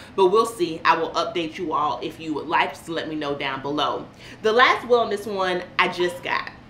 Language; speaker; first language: English; native; English